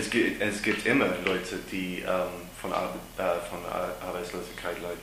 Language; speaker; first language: German; non-native, learner; English